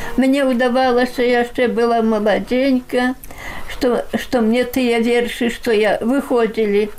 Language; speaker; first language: Belarusian; native; Belarusian